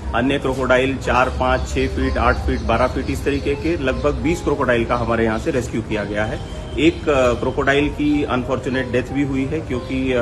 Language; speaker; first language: Hindi; non-native, local second language; Gujarati